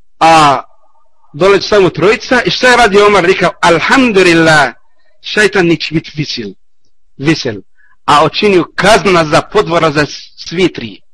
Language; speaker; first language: Bosnian; non-native, learner; Arabic